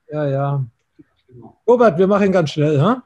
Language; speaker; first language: German; native; German